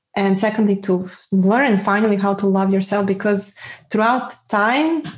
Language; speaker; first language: English; non-native, fluent; Serbian